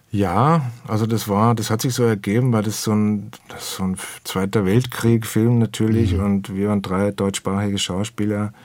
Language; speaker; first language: German; native; German